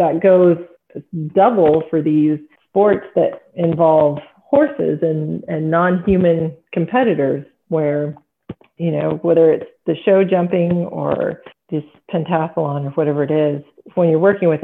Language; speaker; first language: English; native; English